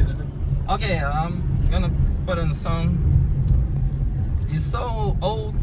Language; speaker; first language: English; non-native, learner; Portuguese